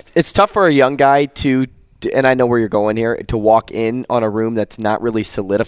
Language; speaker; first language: English; native; English